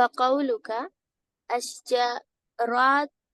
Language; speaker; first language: Arabic; non-native, learner; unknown